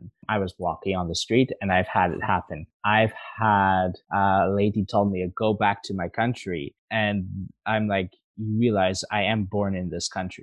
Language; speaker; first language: English; native; English